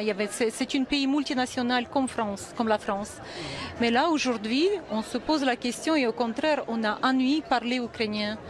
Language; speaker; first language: French; non-native, fluent; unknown